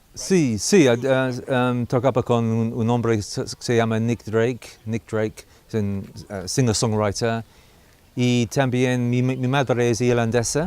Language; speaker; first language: Spanish; non-native, learner; English